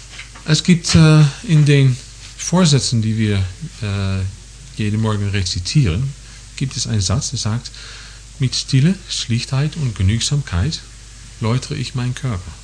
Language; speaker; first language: German; non-native, fluent; English